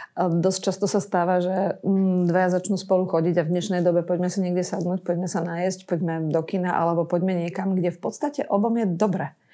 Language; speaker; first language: Slovak; native; Slovak